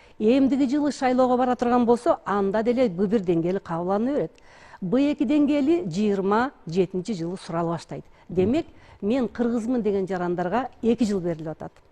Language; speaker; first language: Kyrgyz; native; Kyrgyz